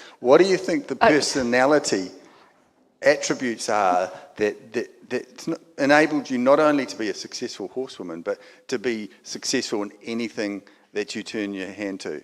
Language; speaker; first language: English; native; English